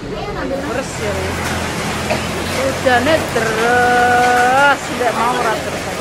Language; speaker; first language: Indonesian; non-native, local second language; Javanese